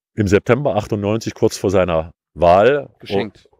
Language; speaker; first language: German; native; German